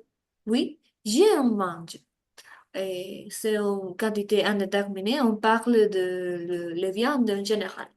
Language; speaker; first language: French; non-native, learner; Spanish